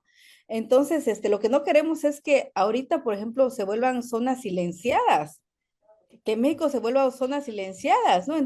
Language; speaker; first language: Spanish; native; Spanish